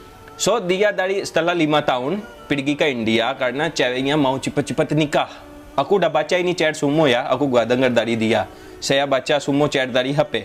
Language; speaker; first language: Indonesian; non-native, fluent; Hindi